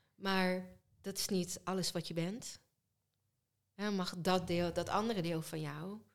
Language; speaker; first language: Dutch; early bilingual, other home language; Hebrew